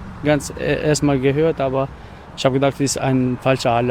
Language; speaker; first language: German; non-native, learner; Albanian